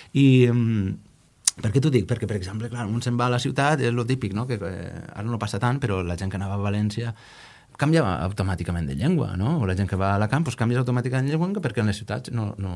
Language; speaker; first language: Catalan; native; Catalan